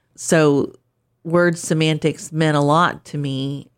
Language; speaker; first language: English; native; English